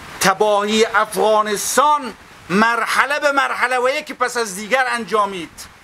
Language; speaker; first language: Persian; native; Persian